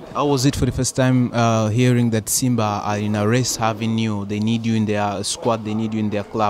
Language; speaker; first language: English; non-native, local second language; Swahili